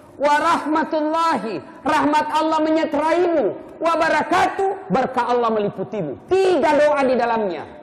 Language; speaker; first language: Indonesian; non-native, local second language; Buginese